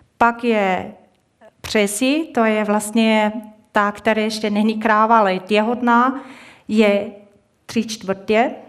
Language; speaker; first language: Czech; non-native, fluent; Swiss German